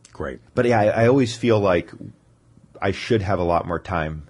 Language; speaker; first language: English; native; English